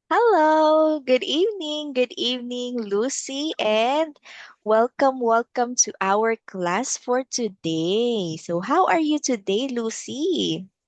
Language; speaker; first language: English; non-native, local second language; Filipino